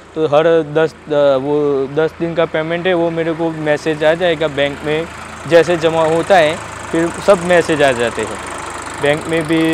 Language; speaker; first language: Hindi; non-native, local second language; Gujarati